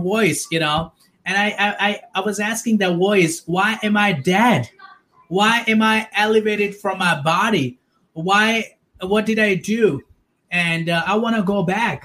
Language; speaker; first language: English; non-native, local second language; Urdu